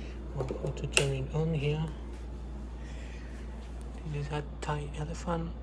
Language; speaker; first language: English; non-native, learner; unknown